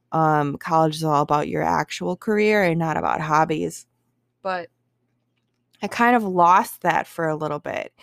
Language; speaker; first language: English; native; English